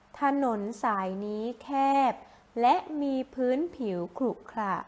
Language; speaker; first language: Thai; native; Thai